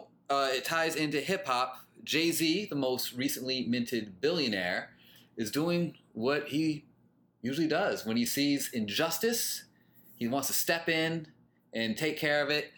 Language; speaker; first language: English; early bilingual, other home language; Spanish